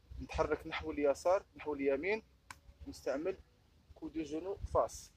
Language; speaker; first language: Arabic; native; Arabic